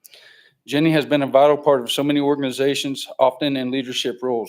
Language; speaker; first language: English; native; English